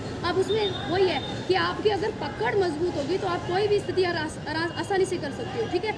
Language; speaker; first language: Hindi; native; Hindi